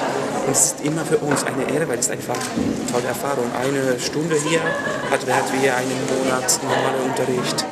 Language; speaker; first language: German; non-native, fluent; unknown